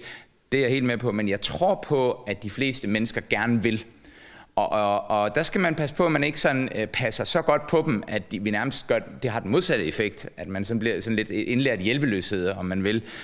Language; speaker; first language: Danish; native; Danish